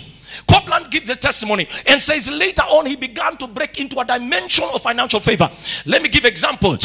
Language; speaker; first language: English; non-native, local second language; Swahili